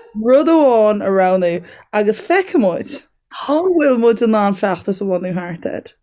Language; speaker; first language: Irish; native; Irish